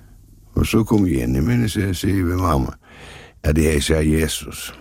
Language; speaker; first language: Danish; non-native, local second language; Faroese